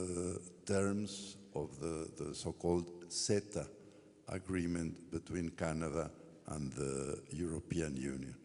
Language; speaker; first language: English; non-native, fluent; Spanish